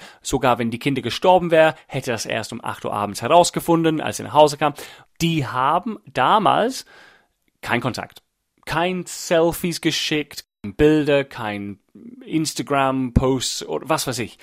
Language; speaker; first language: German; non-native, fluent; English